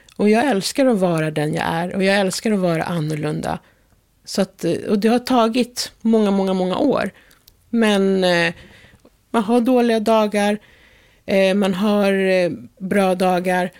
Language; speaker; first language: Swedish; early bilingual, other home language; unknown